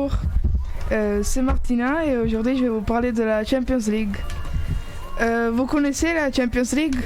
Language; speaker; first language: French; early bilingual, other home language; Italian